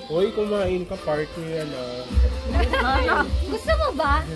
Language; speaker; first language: English; non-native, local second language; Bikol